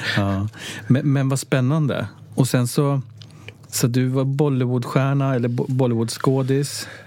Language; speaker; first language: Swedish; native; Swedish